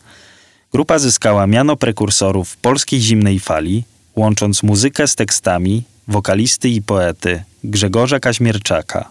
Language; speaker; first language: Polish; native; Polish